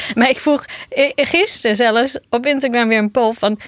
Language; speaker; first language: Dutch; non-native, fluent; Portuguese